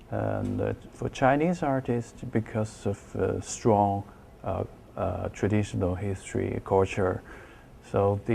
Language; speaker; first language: English; non-native, learner; Chinese